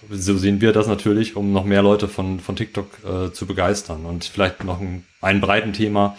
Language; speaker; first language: German; native; German